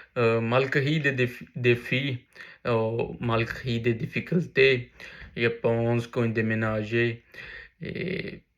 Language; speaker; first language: French; non-native, learner; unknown